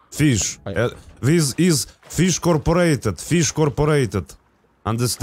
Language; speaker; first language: English; non-native, learner; Russian